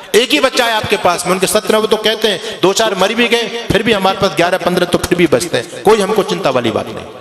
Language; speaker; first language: Hindi; native; Hindi